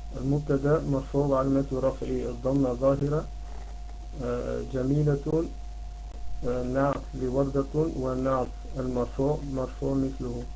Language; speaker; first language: Arabic; non-native, learner; Dutch